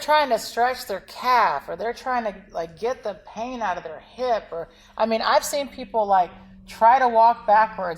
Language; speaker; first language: English; native; English